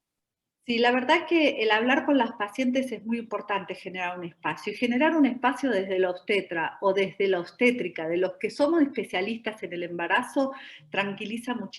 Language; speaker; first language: Spanish; native; Spanish